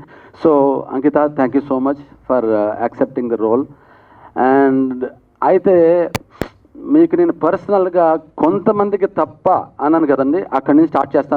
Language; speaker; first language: Telugu; native; Telugu